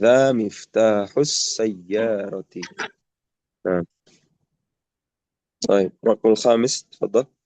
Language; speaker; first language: Arabic; non-native, fluent; Indonesian